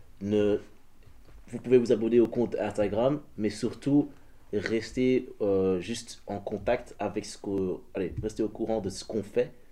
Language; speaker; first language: French; early bilingual, other home language; Dutch